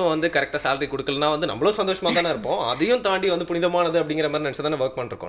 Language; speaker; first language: Tamil; native; Tamil